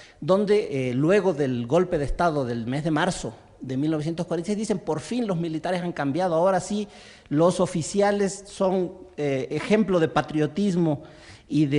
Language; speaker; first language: Spanish; native; Spanish